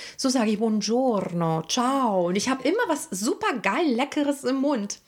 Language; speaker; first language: German; non-native, fluent; Italian